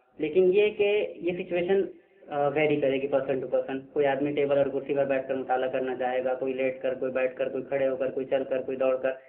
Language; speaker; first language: Urdu; native; Urdu